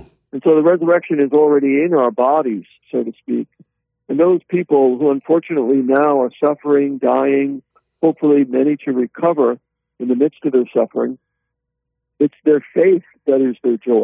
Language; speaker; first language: English; native; English